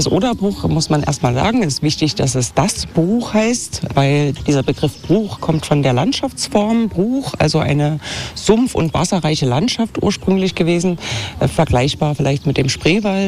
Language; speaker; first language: German; native; German